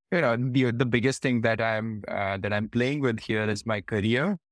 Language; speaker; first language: English; non-native, local second language; Hindi